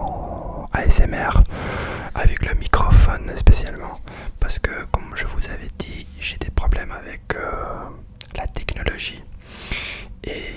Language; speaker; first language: French; non-native, fluent; English